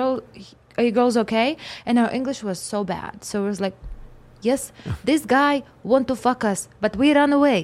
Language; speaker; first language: English; non-native, fluent; Russian